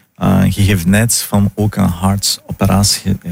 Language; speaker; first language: Dutch; non-native, learner; Portuguese